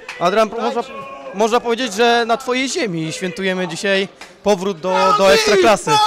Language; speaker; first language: Polish; native; Polish